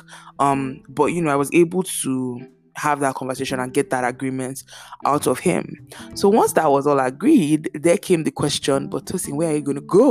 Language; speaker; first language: English; non-native, local second language; Yoruba